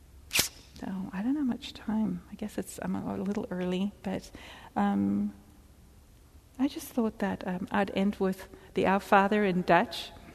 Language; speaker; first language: English; early bilingual, other home language; Dutch